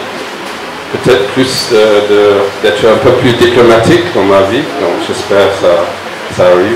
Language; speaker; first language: French; non-native, fluent; English